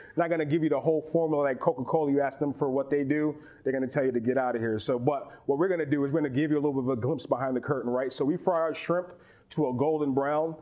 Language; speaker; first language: English; native; English